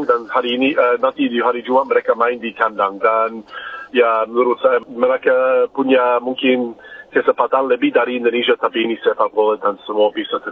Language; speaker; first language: Indonesian; non-native, fluent; English